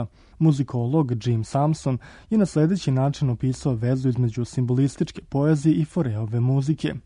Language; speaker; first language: Croatian; native; Croatian